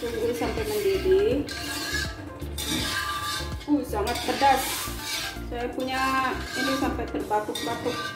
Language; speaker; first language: Indonesian; non-native, local second language; Sundanese